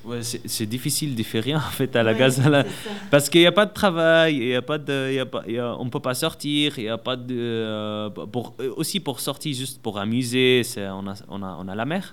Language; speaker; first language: French; non-native, learner; Arabic